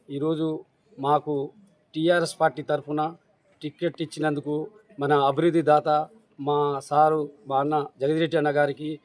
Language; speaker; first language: Telugu; native; Telugu